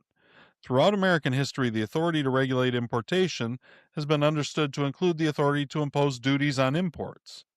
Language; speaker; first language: English; native; English